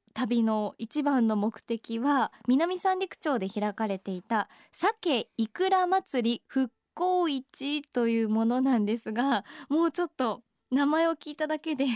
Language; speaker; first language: Japanese; native; Japanese